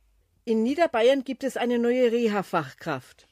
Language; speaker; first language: German; native; German